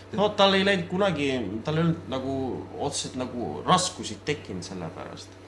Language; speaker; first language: Estonian; non-native, local second language; Russian